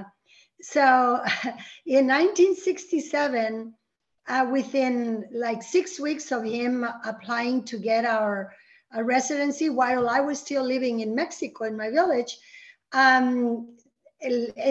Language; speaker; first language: English; early bilingual, other home language; Spanish